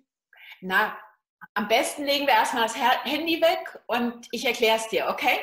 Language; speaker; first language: German; native; German